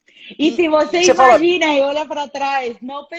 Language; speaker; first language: Portuguese; non-native, fluent; Spanish